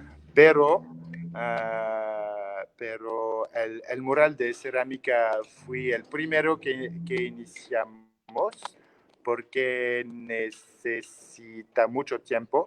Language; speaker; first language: Spanish; non-native, learner; French